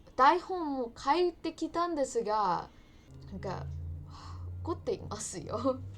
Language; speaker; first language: Japanese; non-native, learner; English